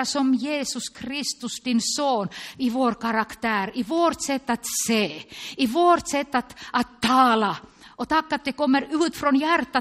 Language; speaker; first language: Swedish; non-native, local second language; Finnish